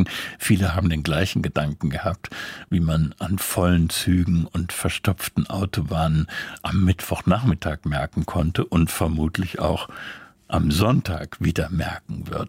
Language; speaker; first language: German; native; German